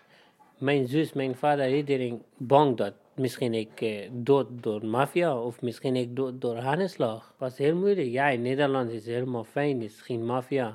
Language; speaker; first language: Dutch; non-native, learner; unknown